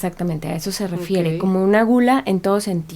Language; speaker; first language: Spanish; native; Spanish